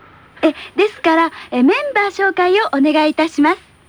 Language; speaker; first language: Japanese; native; Japanese